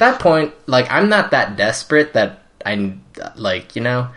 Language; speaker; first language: English; early bilingual, other home language; Cantonese